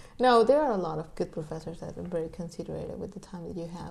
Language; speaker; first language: English; non-native, fluent; Spanish